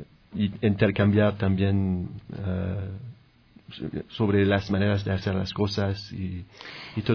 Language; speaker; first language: Spanish; non-native, fluent; French